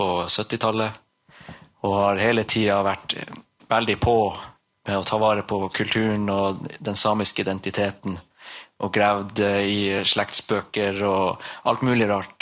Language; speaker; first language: Norwegian; native; Norwegian